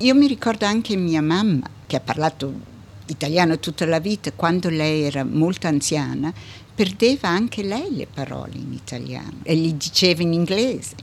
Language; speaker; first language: Italian; early bilingual, heritage; Italian